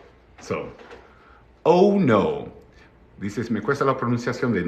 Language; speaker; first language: Spanish; non-native, fluent; English